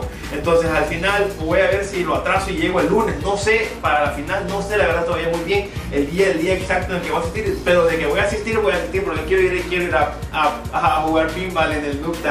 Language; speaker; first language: Spanish; early bilingual, other home language; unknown